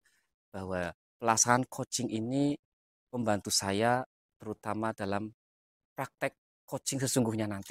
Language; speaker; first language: Indonesian; native; Indonesian